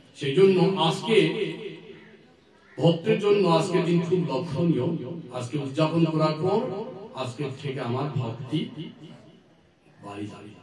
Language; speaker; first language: Bangla; non-native, learner; Assamese